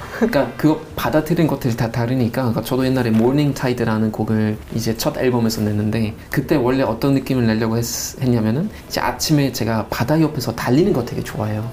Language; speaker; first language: Korean; non-native, fluent; German